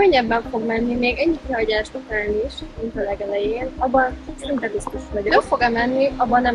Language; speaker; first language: Hungarian; native; Hungarian